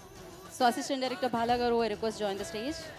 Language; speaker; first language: Telugu; native; Telugu